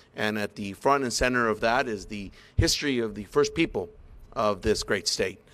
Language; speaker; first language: English; early bilingual, other home language; Spanish